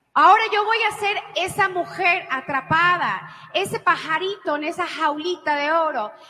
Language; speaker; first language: Spanish; early bilingual, heritage; Spanish